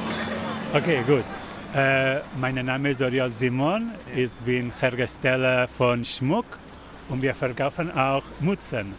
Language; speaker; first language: German; non-native, learner; Spanish